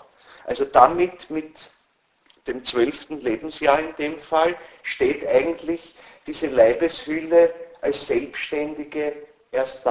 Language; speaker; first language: German; native; German